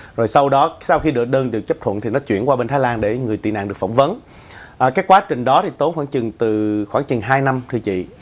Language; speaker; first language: Vietnamese; early bilingual, other home language; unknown